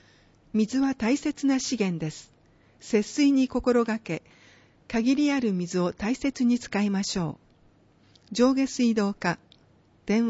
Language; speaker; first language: Japanese; native; Japanese